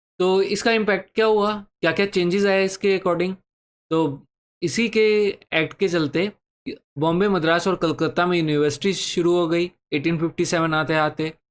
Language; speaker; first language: Hindi; native; Hindi